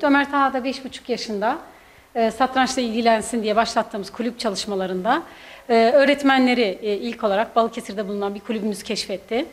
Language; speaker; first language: Turkish; native; Turkish